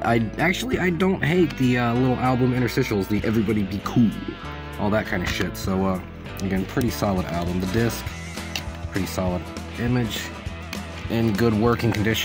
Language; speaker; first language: English; native; English